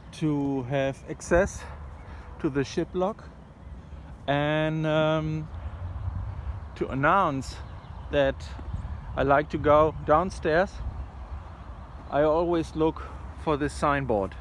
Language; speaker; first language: English; non-native, fluent; German